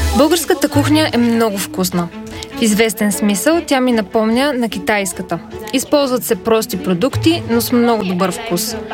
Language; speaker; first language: Bulgarian; non-native, fluent; Chinese